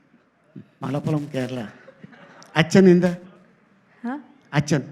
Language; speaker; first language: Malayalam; non-native, learner; Telugu